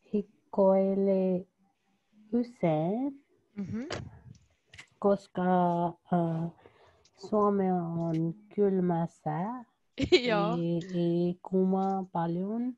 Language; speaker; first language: Finnish; non-native, learner; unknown